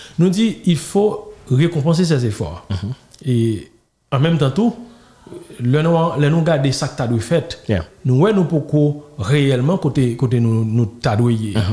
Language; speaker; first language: French; non-native, local second language; Haitian Creole